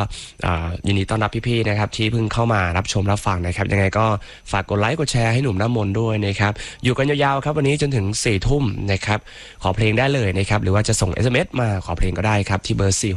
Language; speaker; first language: Thai; native; Thai